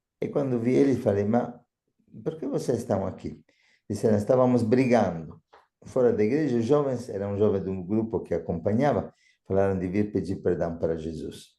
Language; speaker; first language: Portuguese; non-native, fluent; Italian